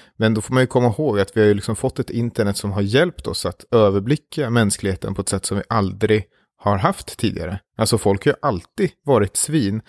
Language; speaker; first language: Swedish; native; Swedish